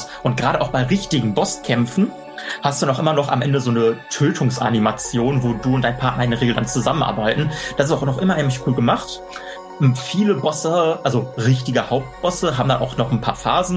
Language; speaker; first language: German; native; German